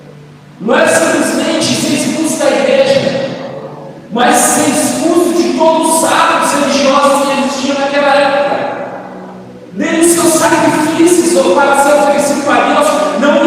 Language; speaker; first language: Portuguese; native; Portuguese